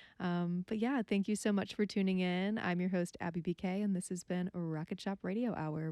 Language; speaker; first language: English; native; English